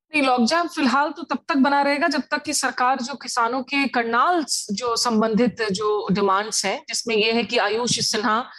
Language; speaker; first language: Hindi; native; Hindi